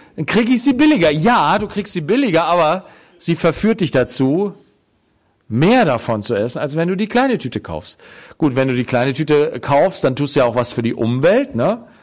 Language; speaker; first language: German; native; German